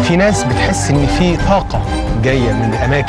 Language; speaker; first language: Arabic; native; Arabic